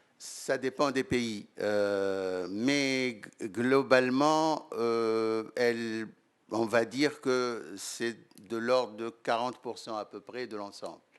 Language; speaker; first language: French; non-native, local second language; Arabic